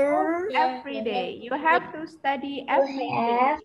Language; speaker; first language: English; non-native, fluent; Indonesian